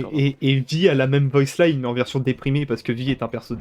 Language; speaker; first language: French; native; French